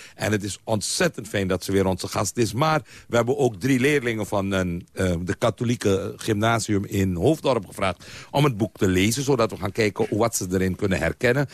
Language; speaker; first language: Dutch; native; Dutch